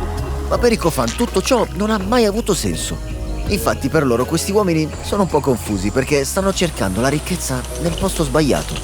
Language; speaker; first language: Italian; native; Italian